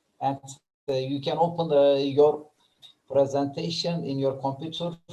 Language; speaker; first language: English; non-native, learner; Turkish